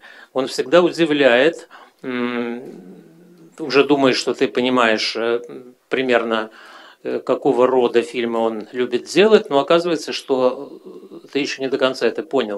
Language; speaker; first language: Russian; native; Russian